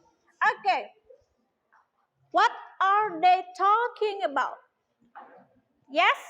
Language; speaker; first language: English; non-native, learner; Indonesian